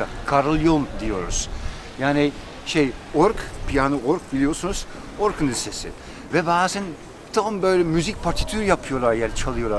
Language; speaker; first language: Turkish; non-native, fluent; Dutch